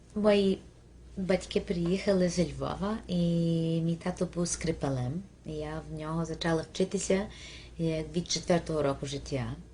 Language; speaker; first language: Ukrainian; early bilingual, heritage; Ukrainian